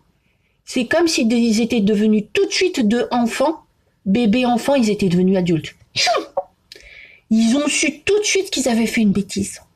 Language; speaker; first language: French; native; French